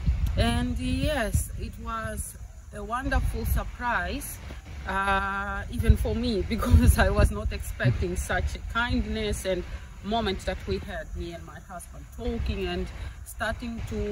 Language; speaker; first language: English; non-native, fluent; Portuguese